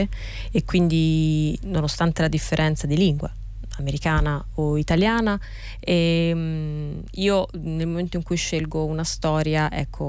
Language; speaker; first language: Italian; native; Italian